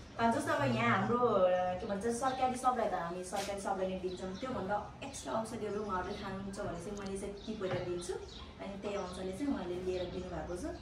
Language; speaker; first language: Nepali; native; Nepali